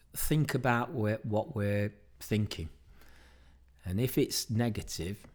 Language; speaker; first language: English; native; English